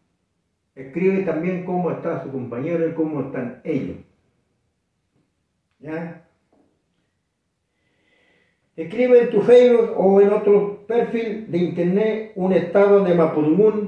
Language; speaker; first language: Spanish; non-native, local second language; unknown